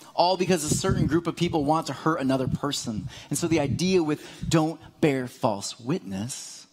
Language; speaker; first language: English; native; English